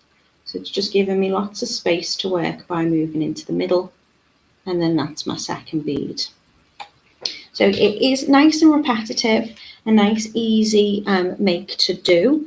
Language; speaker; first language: English; native; English